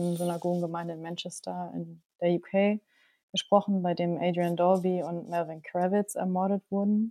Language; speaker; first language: German; native; German